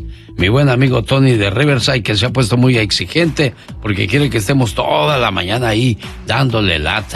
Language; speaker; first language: Spanish; native; Spanish